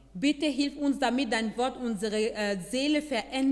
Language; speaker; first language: German; non-native, fluent; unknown